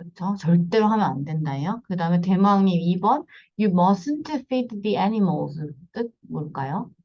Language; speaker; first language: Korean; native; Korean